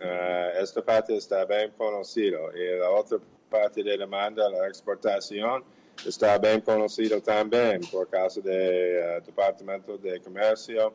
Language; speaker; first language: Portuguese; non-native, fluent; English